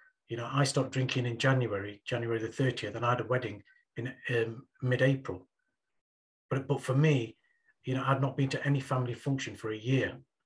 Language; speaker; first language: English; early bilingual, other home language; Punjabi